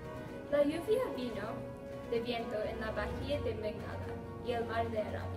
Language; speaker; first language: Spanish; non-native, learner; English